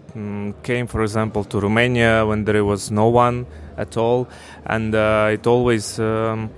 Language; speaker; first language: English; non-native, fluent; Ukrainian